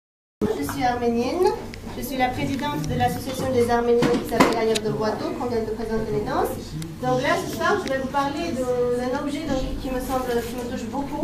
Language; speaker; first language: French; non-native, fluent; Armenian